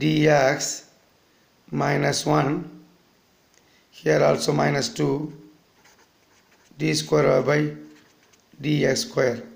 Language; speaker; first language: English; non-native, local second language; Tamil